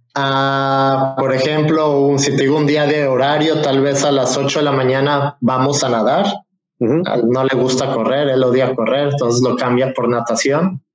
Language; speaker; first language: Spanish; native; Spanish